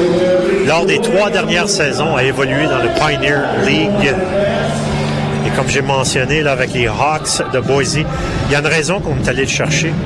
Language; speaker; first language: French; native; French